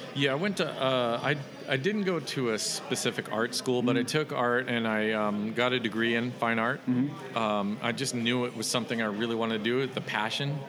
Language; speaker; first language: English; native; English